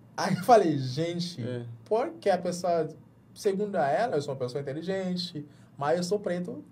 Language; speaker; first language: Portuguese; non-native, fluent; English